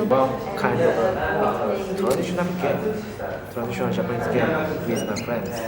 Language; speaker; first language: English; non-native, learner; Japanese